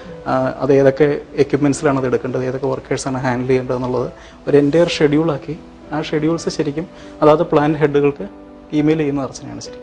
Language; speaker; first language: Malayalam; native; Malayalam